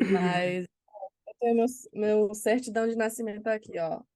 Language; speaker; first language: Portuguese; non-native, fluent; English